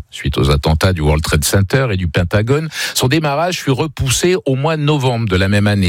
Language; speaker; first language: French; native; French